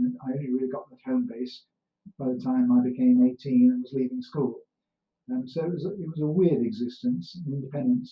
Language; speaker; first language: English; native; English